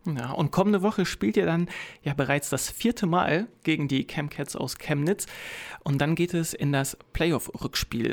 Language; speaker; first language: German; native; German